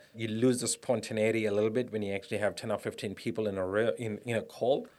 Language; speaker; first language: English; non-native, local second language; Tamil